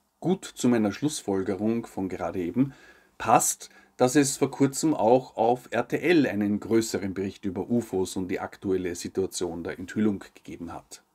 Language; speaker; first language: German; native; German